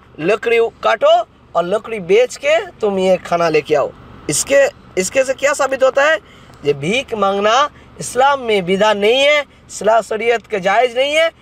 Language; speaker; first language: Hindi; non-native, local second language; Bangla